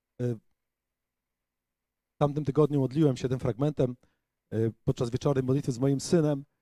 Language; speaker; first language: Polish; native; Polish